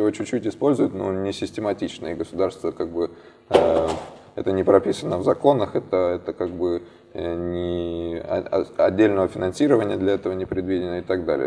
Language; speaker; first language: Russian; native; Russian